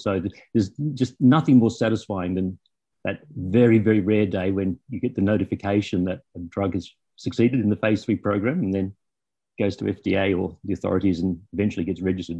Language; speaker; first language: English; native; English